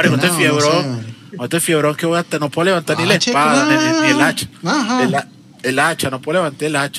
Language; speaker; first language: Spanish; native; Spanish